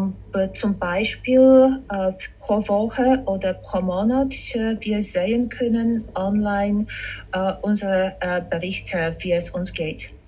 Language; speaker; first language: German; non-native, fluent; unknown